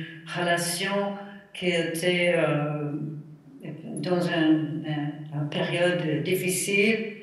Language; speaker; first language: French; non-native, fluent; English